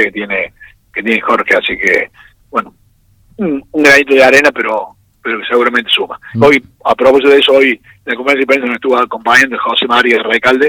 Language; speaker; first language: Spanish; native; Spanish